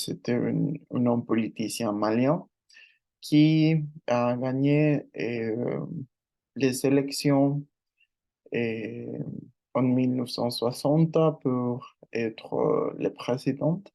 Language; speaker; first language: French; non-native, learner; Spanish